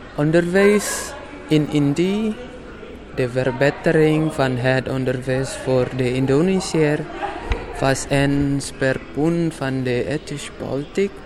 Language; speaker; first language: Dutch; non-native, learner; Indonesian